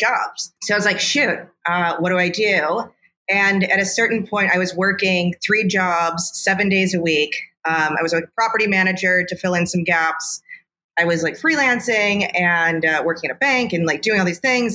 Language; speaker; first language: English; native; English